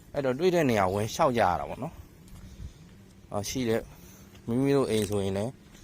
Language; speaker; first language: Burmese; native; Burmese